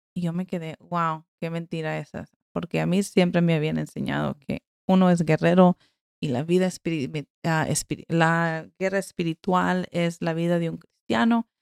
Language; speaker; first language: Spanish; early bilingual, heritage; Spanish